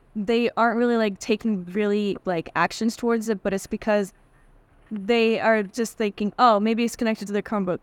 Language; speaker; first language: English; native; English